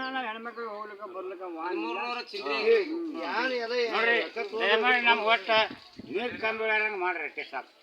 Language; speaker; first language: Kannada; native; Kannada